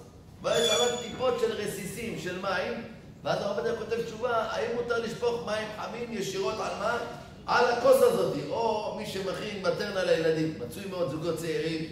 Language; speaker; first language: Hebrew; native; Hebrew